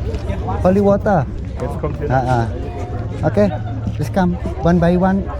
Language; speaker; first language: English; non-native, fluent; Indonesian